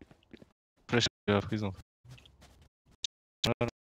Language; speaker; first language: French; native; French